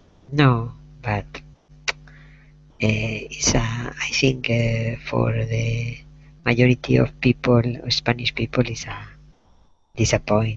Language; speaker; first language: English; non-native, learner; Spanish